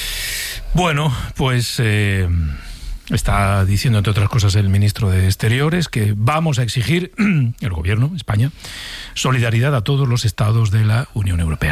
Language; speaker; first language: Spanish; native; Spanish